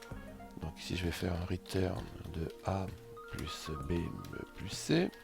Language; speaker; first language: French; native; French